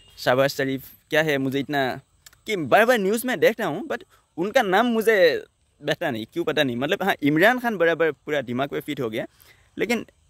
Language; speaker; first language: Hindi; non-native, local second language; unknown